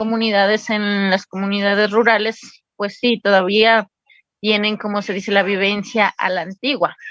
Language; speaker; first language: Spanish; native; Spanish